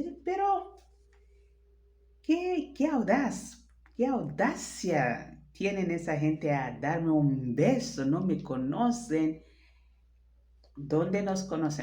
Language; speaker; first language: Spanish; non-native, fluent; French